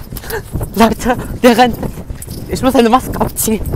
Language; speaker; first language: German; early bilingual, other home language; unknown